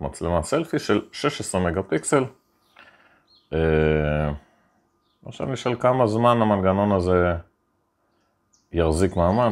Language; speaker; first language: Hebrew; native; Hebrew